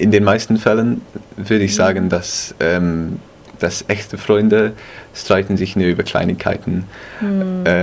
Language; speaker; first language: German; non-native, fluent; English